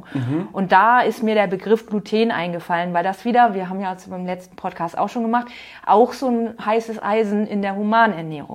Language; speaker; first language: German; native; German